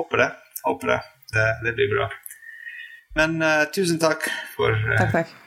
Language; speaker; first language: Norwegian; non-native, fluent; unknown